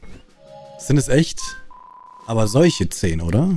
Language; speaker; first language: German; native; German